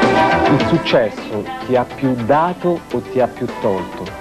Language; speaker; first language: Italian; native; Italian